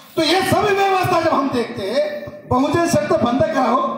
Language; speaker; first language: Hindi; non-native, local second language; Marathi